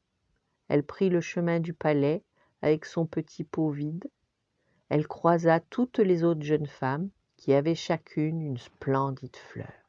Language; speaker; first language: French; native; French